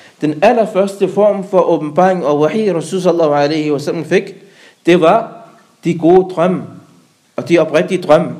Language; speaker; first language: Danish; early bilingual, other home language; Arabic